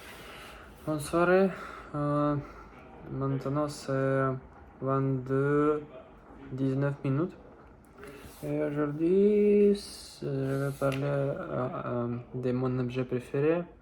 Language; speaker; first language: French; non-native, learner; Russian